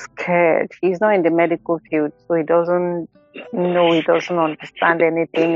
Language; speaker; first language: English; non-native, local second language; Igbo